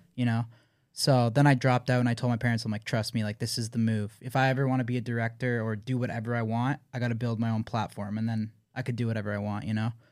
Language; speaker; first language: English; native; English